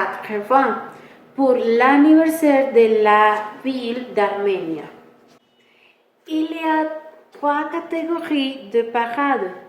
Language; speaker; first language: French; non-native, learner; Spanish